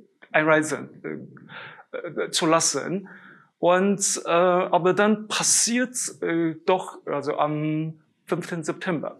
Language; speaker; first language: German; non-native, fluent; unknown